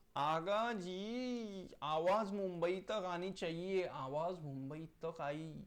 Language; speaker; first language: Hindi; non-native, local second language; Marathi